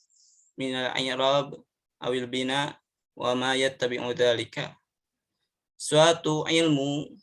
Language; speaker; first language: Arabic; non-native, fluent; Indonesian